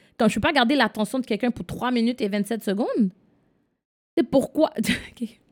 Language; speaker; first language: French; non-native, local second language; English